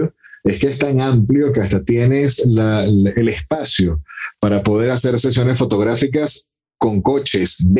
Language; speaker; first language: Spanish; native; Spanish